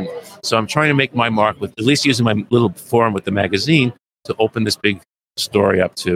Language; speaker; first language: English; native; English